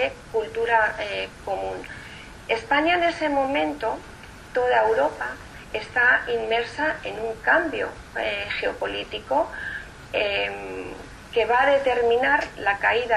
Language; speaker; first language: Spanish; native; Spanish